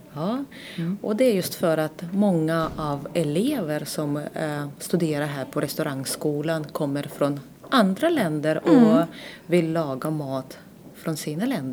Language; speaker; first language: Swedish; non-native, fluent; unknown